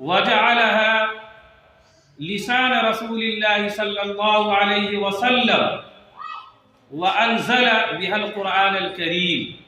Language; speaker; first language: Arabic; non-native, fluent; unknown